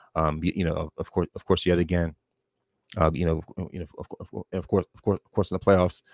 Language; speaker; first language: English; native; English